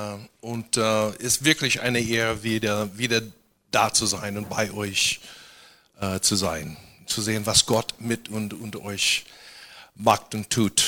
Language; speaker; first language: German; non-native, fluent; English